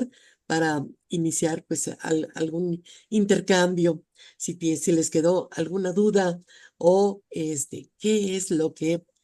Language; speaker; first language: Spanish; native; Spanish